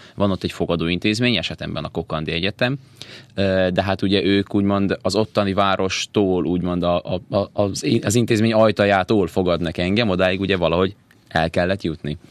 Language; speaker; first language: Hungarian; native; Hungarian